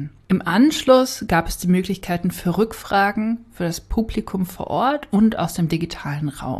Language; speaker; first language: German; native; German